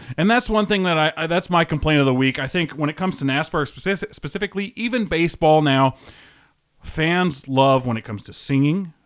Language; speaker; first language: English; native; English